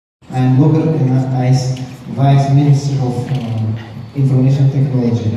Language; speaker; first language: English; non-native, learner; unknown